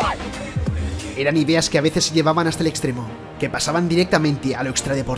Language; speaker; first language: Spanish; native; Spanish